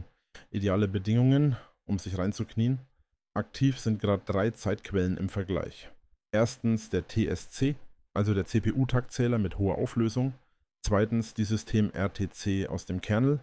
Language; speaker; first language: German; native; German